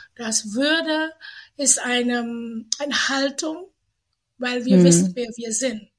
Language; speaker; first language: German; non-native, fluent; Indonesian